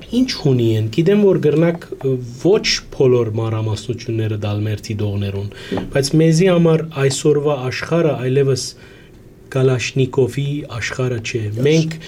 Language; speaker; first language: Armenian; early bilingual, heritage; Armenian